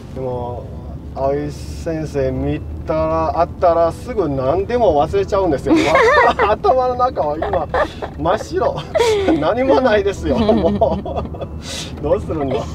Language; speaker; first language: Japanese; non-native, fluent; Chinese